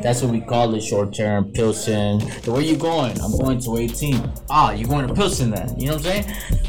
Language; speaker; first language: English; early bilingual, other home language; Spanish